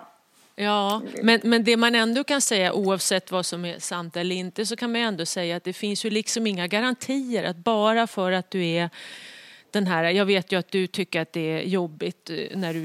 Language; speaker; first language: Swedish; native; Swedish